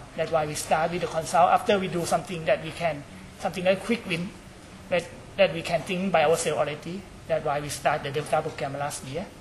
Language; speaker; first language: English; non-native, learner; Thai